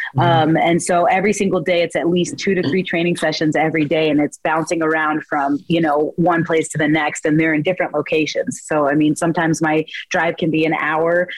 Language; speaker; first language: English; native; English